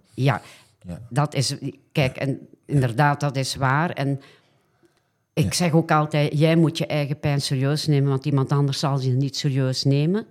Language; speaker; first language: Dutch; native; Dutch